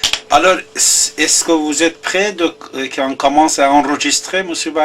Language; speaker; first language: French; non-native, fluent; Persian